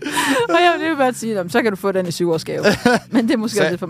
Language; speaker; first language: Danish; native; Danish